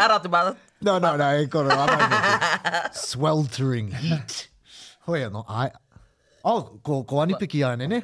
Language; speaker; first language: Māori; non-native, local second language; English